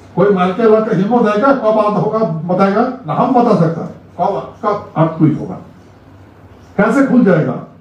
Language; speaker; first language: Hindi; non-native, local second language; Rangpuri